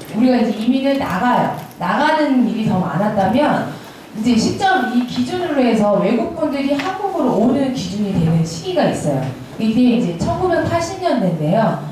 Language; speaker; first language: Korean; native; Korean